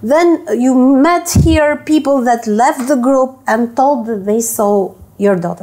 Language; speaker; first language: English; non-native, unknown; Albanian